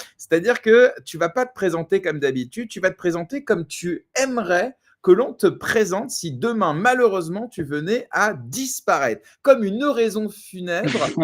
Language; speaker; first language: French; native; French